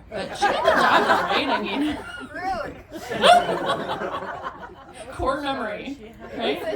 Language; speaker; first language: English; native; English